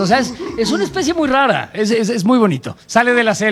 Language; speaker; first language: Spanish; native; Spanish